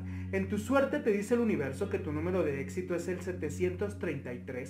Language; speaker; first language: Spanish; native; Spanish